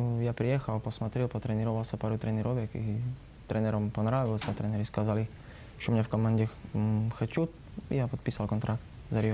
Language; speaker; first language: Russian; non-native, learner; Slovak